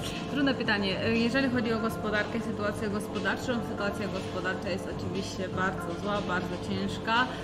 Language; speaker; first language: Polish; non-native, fluent; Georgian